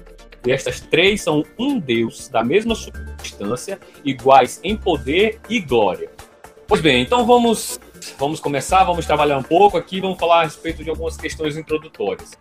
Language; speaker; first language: Portuguese; native; Portuguese